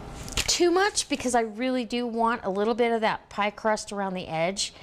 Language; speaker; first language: English; native; English